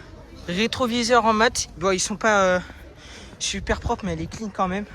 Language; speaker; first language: French; native; French